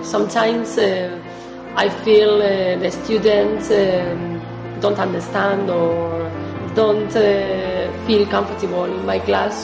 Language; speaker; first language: English; non-native, fluent; Spanish